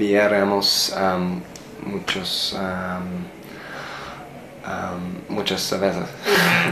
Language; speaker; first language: Spanish; non-native, learner; English